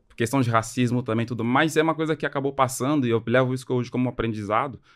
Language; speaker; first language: Portuguese; early bilingual, other home language; French